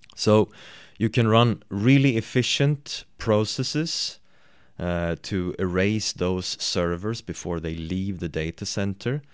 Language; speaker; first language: English; non-native, fluent; Swedish